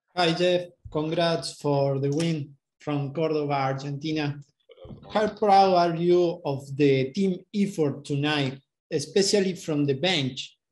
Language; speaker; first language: English; native; English